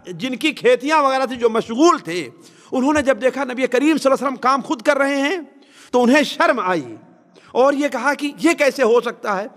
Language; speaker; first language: Urdu; native; Urdu